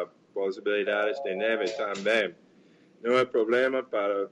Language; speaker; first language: Portuguese; non-native, fluent; English